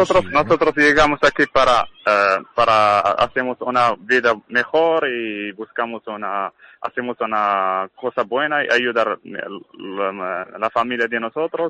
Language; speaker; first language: Spanish; non-native, learner; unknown